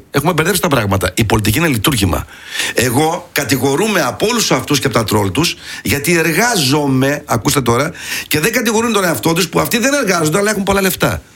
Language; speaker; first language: Greek; early bilingual, heritage; Greek